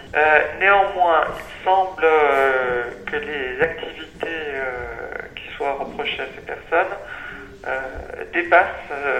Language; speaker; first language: French; native; French